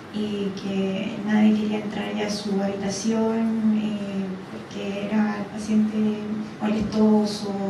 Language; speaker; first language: Spanish; native; Spanish